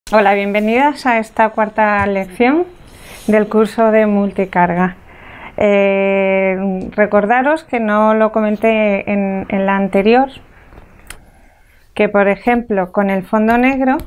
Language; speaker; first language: Spanish; native; Spanish